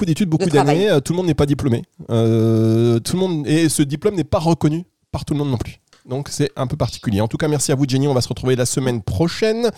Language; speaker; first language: French; native; French